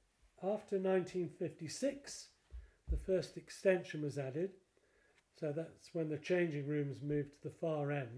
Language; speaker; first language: English; native; English